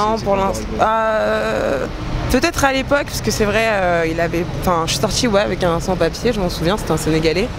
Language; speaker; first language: French; native; French